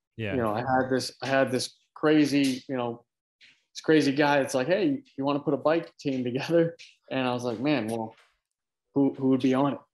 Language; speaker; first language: English; native; English